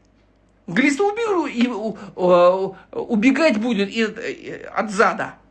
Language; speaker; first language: Russian; non-native, local second language; Uzbek